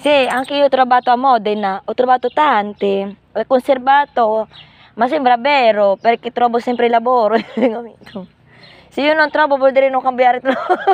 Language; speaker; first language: Italian; non-native, learner; Filipino